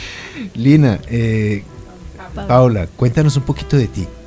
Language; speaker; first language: Spanish; native; Spanish